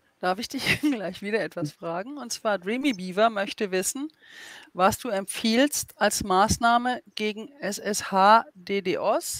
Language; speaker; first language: German; native; German